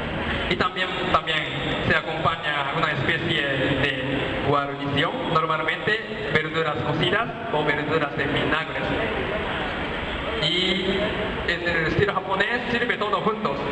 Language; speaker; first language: Spanish; non-native, learner; Japanese